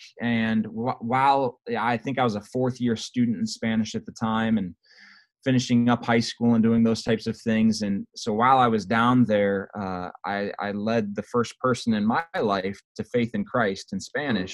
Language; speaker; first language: English; native; English